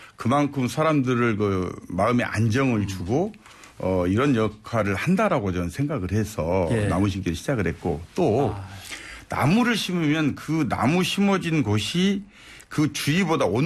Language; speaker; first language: Korean; native; Korean